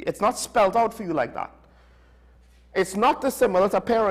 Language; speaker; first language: English; native; English